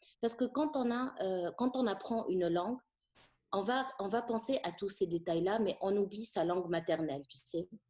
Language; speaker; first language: French; non-native, local second language; Arabic